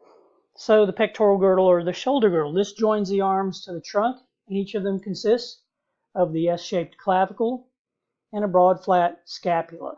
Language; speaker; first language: English; native; English